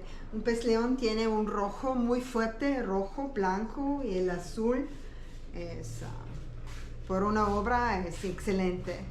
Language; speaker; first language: Spanish; non-native, learner; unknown